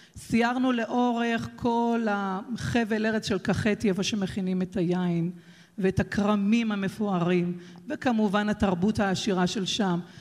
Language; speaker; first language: Hebrew; early bilingual, other home language; Georgian